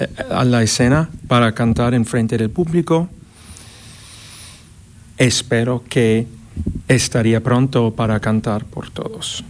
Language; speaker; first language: Spanish; non-native, fluent; English